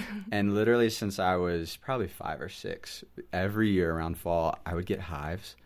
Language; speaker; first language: English; native; English